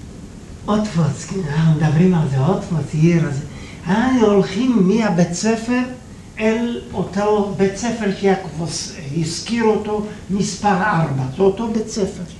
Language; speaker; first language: Hebrew; early bilingual, other home language; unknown